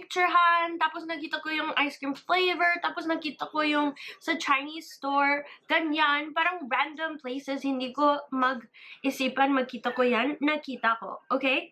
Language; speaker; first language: Filipino; early bilingual, heritage; English